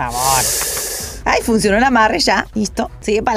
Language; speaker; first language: Spanish; native; Spanish